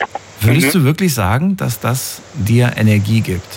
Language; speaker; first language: German; native; German